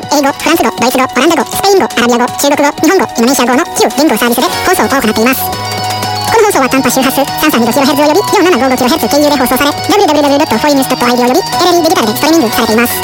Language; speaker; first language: Japanese; non-native, fluent; Indonesian